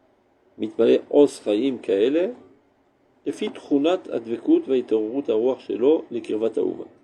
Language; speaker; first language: Hebrew; non-native, fluent; French